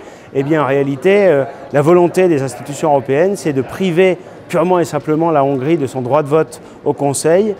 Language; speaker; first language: French; native; French